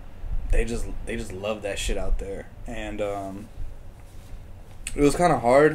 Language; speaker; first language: English; native; English